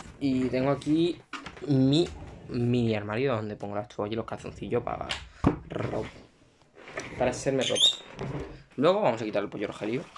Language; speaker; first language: Spanish; native; Spanish